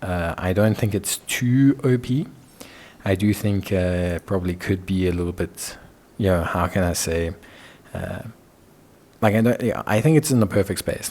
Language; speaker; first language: English; native; English